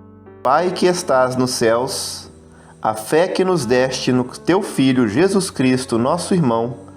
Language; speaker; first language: Portuguese; native; Portuguese